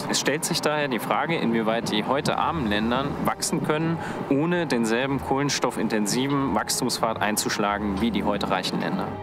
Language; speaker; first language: German; native; German